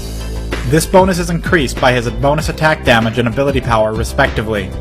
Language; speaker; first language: English; native; English